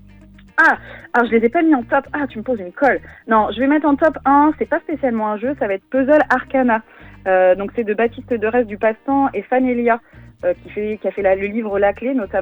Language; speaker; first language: French; native; French